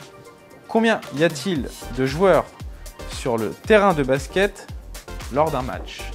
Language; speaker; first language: French; native; French